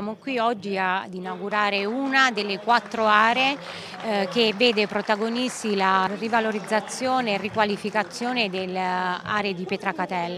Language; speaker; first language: Italian; native; Italian